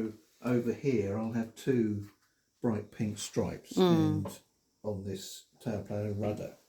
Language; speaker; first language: English; native; English